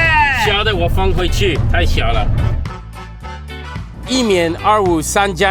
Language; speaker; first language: Chinese; non-native, fluent; English